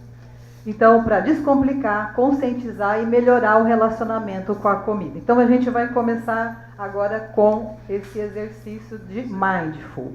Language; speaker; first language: Portuguese; native; Portuguese